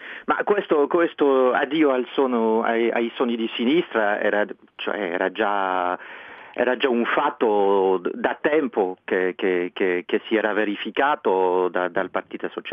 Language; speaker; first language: Italian; non-native, fluent; French